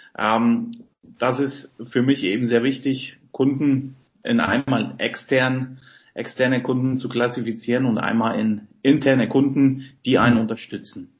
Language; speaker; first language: German; early bilingual, other home language; Polish